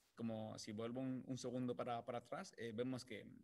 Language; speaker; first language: Spanish; native; Spanish